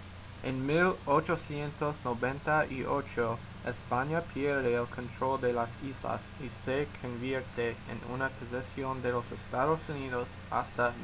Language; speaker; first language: Spanish; non-native, learner; English